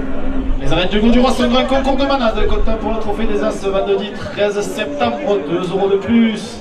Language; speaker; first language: French; native; French